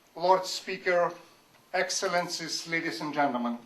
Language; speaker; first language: English; non-native, fluent; Lithuanian